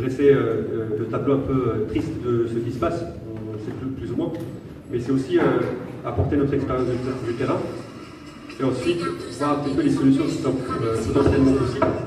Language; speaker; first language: French; native; French